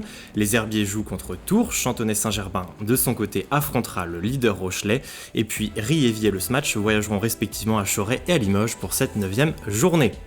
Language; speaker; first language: French; native; French